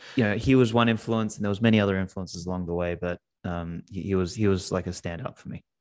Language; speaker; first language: English; non-native, local second language; Macedonian